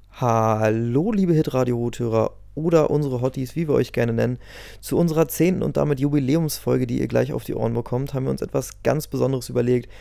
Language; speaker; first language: German; native; German